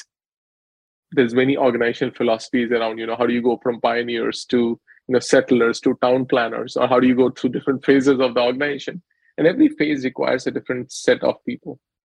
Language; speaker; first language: English; non-native, local second language; Hindi